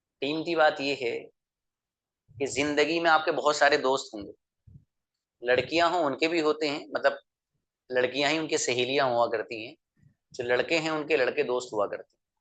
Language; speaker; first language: Hindi; native; Hindi